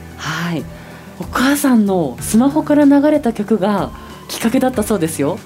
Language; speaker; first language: Japanese; native; Japanese